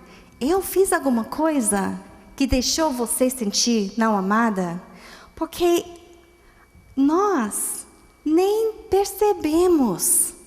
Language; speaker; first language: Portuguese; non-native, fluent; English